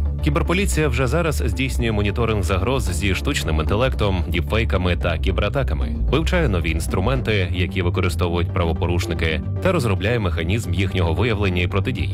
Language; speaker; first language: Ukrainian; native; Ukrainian